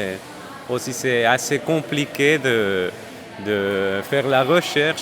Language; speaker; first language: French; non-native, fluent; Spanish